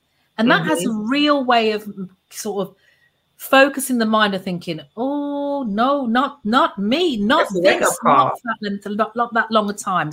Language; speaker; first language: English; native; English